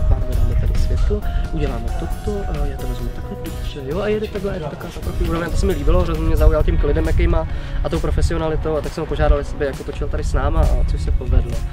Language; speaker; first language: Czech; native; Czech